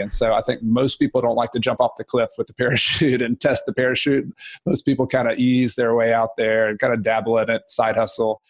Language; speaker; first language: English; native; English